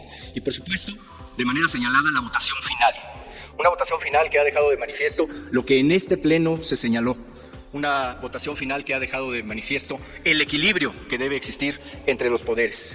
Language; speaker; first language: Spanish; native; Spanish